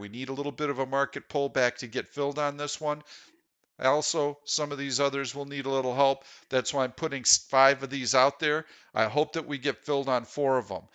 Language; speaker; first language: English; native; English